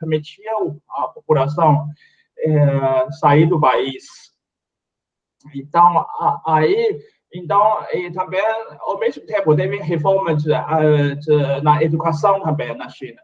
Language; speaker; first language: Portuguese; non-native, fluent; Chinese